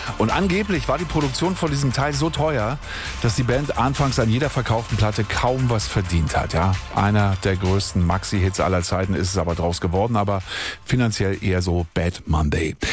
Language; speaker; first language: German; native; German